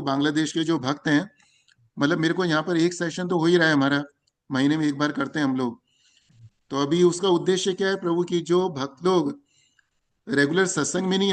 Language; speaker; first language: Hindi; native; Hindi